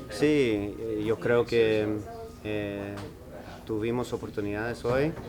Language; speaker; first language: Spanish; early bilingual, heritage; English